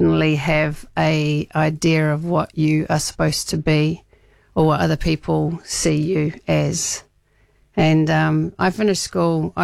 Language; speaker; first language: English; native; English